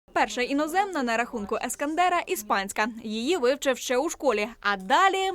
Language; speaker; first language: Ukrainian; native; Ukrainian